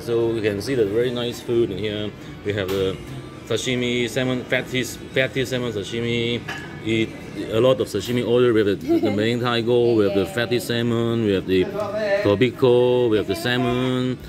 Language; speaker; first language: English; non-native, local second language; Cantonese